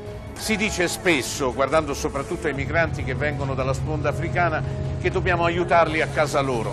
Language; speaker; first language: Italian; native; Italian